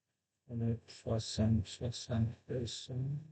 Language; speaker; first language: French; non-native, fluent; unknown